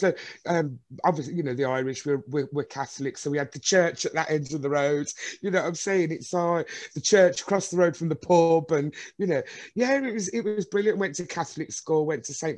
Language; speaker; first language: English; native; English